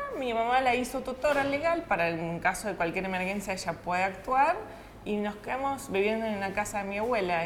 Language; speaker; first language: Spanish; early bilingual, other home language; Russian